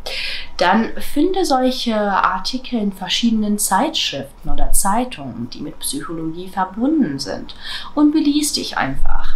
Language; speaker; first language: German; non-native, fluent; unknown